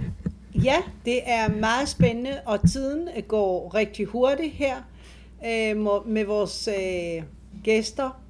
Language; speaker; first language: Danish; non-native, fluent; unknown